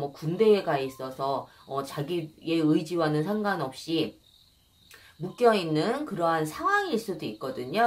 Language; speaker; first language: Korean; native; Korean